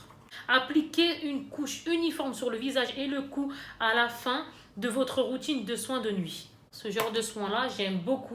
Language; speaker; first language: French; native; French